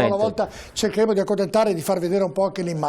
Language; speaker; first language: Italian; native; Italian